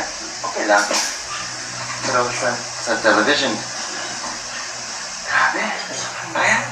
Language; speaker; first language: Filipino; non-native, learner; English